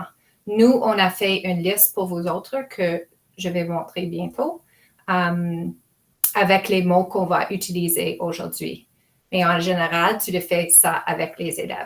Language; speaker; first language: French; non-native, fluent; English